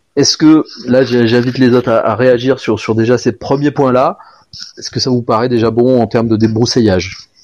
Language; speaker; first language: French; native; French